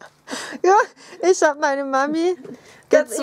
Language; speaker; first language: German; early bilingual, other home language; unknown